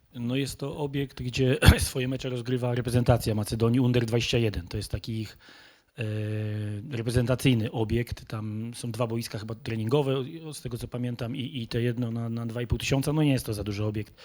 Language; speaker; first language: Polish; native; Polish